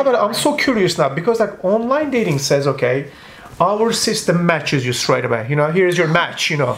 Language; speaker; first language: English; non-native, fluent; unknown